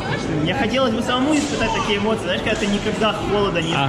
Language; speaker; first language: Russian; native; Russian